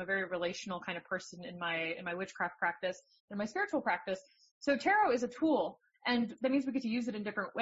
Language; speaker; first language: English; native; English